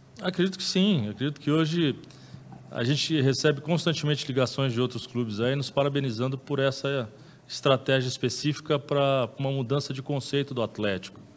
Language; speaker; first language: Portuguese; native; Portuguese